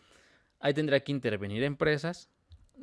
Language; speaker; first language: Spanish; native; Spanish